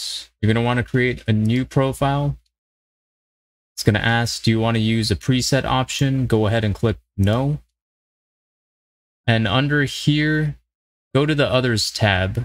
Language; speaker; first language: English; native; English